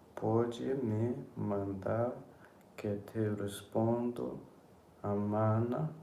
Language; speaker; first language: Portuguese; non-native, learner; English